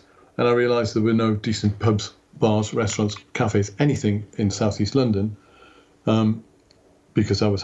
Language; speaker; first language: English; native; English